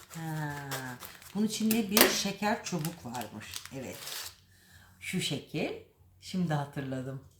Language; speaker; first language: Turkish; early bilingual, heritage; Turkish